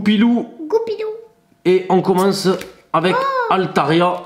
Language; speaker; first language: French; native; French